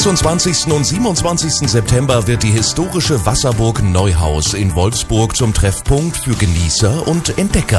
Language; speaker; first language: German; native; German